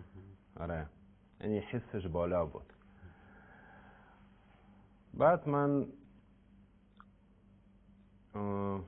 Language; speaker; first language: Persian; non-native, learner; Russian